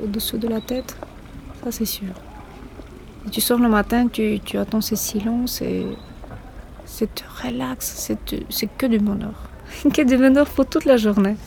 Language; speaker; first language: French; non-native, fluent; Ukrainian